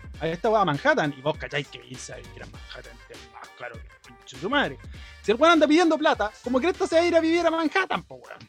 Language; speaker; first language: Spanish; native; Spanish